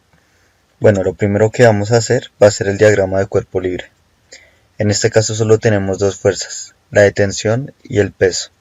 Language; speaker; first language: Spanish; native; Spanish